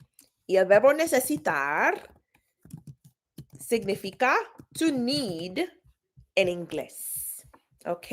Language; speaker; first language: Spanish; non-native, fluent; English